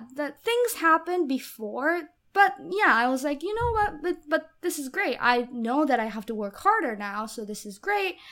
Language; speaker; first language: English; non-native, fluent; Japanese